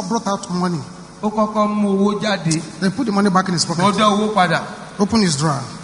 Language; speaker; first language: English; non-native, local second language; Yoruba